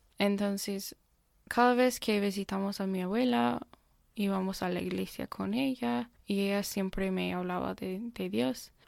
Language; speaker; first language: Spanish; non-native, fluent; English